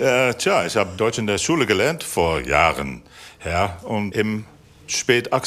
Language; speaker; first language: German; non-native, fluent; English